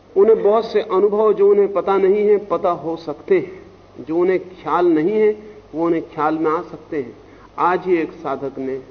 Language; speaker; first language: Hindi; native; Hindi